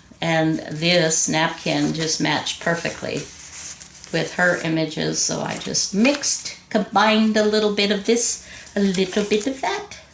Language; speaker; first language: English; native; English